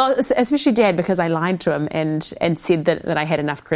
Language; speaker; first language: English; native; English